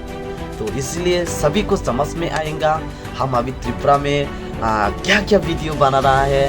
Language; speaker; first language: Hindi; non-native, local second language; Kok Borok